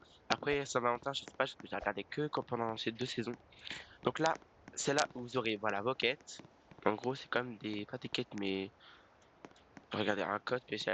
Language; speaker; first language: French; native; French